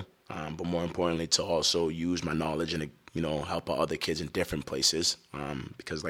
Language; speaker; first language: English; early bilingual, other home language; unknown